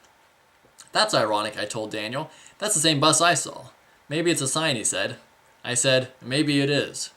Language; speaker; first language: English; native; English